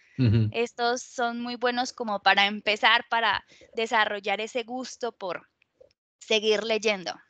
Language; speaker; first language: Spanish; native; Spanish